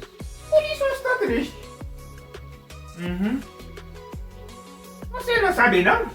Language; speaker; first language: Portuguese; non-native, learner; Haitian Creole